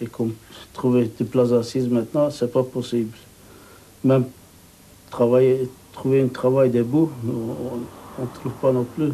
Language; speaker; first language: French; early bilingual, other home language; Turkish